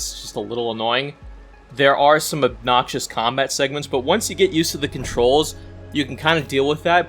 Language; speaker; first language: English; native; English